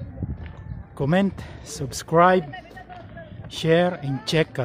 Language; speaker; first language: English; non-native, learner; Filipino